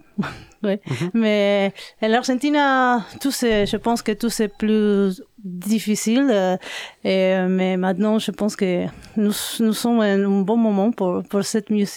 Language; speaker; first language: French; non-native, learner; Spanish